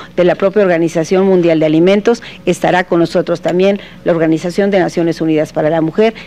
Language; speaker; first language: Spanish; native; Spanish